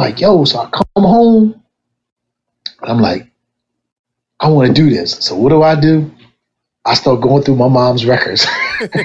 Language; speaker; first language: English; native; English